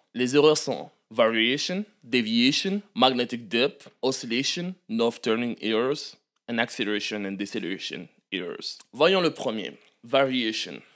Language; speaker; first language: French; non-native, local second language; Malagasy